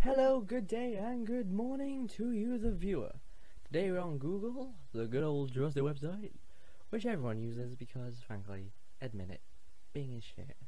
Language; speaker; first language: English; native; English